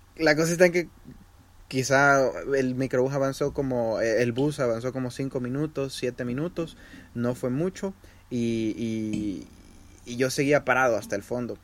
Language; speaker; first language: Spanish; native; Spanish